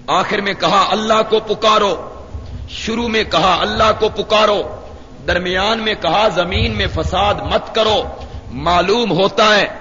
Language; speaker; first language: Urdu; non-native, local second language; Punjabi